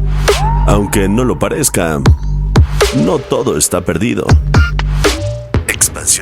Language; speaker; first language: Spanish; native; Spanish